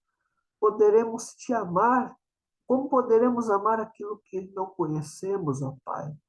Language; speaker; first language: Portuguese; native; Portuguese